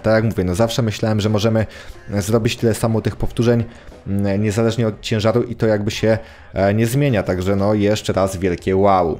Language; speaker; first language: Polish; native; Polish